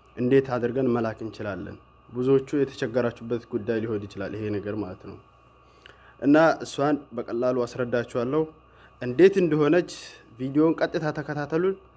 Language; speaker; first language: Amharic; non-native, local second language; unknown